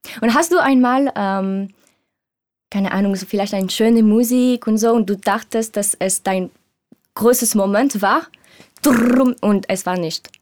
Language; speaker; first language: German; non-native, learner; French